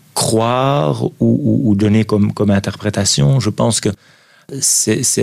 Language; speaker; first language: French; native; French